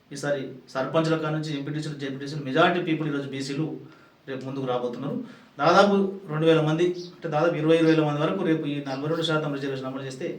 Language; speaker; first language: Telugu; native; Telugu